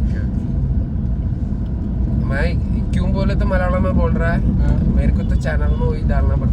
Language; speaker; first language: Hindi; non-native, local second language; Malayalam